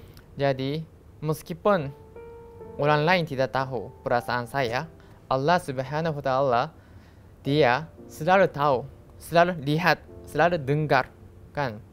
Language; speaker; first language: Indonesian; non-native, learner; Japanese